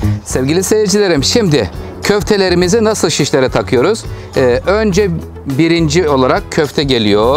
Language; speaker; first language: Turkish; native; Turkish